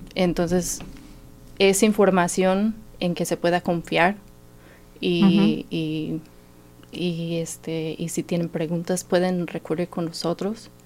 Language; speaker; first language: Spanish; non-native, fluent; English